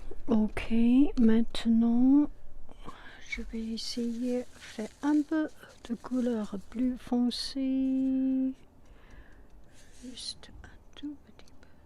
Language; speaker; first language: French; non-native, fluent; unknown